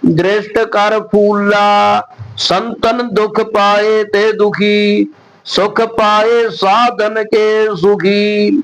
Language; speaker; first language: Hindi; non-native, local second language; Punjabi